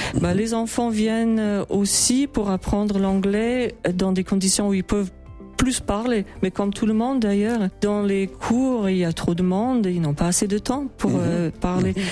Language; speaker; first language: French; non-native, fluent; English